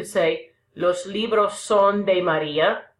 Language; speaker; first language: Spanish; non-native, fluent; English